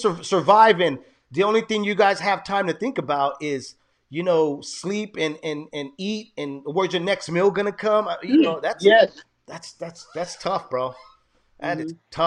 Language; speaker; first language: English; early bilingual, other home language; Spanish